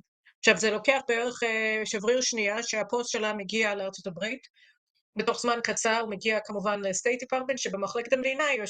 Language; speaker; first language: Hebrew; native; Hebrew